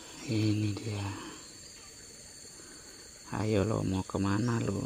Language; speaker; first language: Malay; non-native, local second language; Javanese